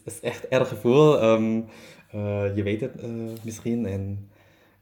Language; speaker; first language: Dutch; non-native, learner; German